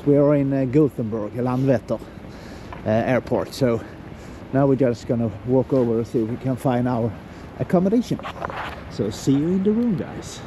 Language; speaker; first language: English; non-native, fluent; Swedish